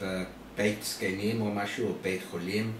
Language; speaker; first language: Hebrew; non-native, learner; English